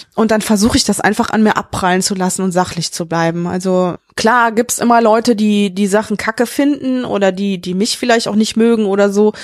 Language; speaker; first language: German; native; German